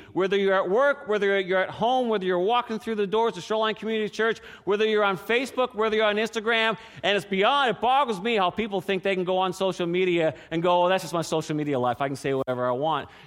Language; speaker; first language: English; native; English